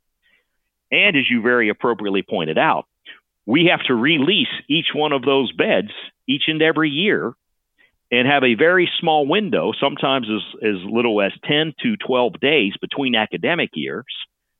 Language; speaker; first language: English; native; English